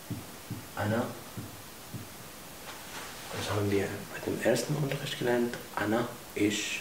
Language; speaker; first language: German; non-native, fluent; Arabic